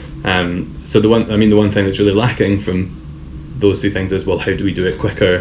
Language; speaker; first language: English; native; English